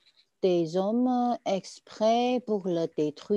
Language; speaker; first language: French; non-native, learner; Chinese